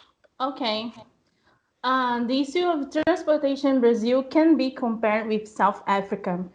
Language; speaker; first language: English; non-native, learner; Portuguese